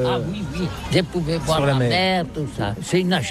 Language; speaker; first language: French; non-native, local second language; Catalan